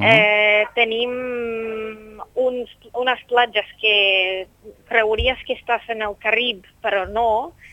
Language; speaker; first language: Catalan; non-native, fluent; English